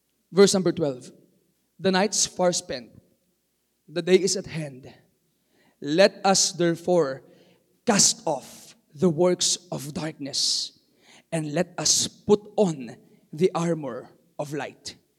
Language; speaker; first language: English; non-native, local second language; Filipino